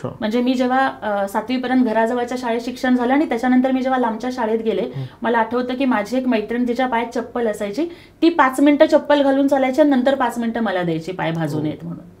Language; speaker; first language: Marathi; non-native, local second language; Telugu